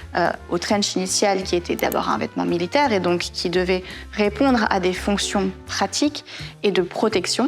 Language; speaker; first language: French; native; French